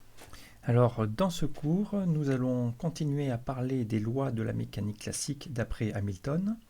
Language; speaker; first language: French; native; French